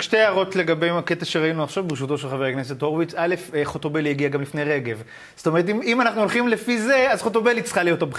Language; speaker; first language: Hebrew; native; Hebrew